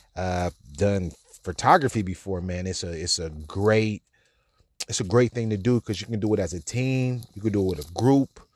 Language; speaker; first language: English; native; English